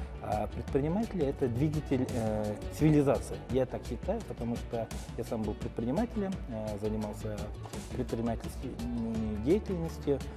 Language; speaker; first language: Russian; non-native, local second language; Kyrgyz